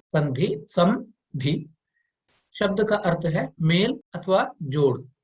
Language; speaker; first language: Hindi; non-native, local second language; Kannada